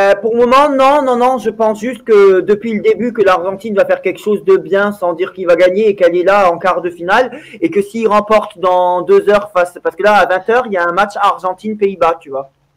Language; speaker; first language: French; native; French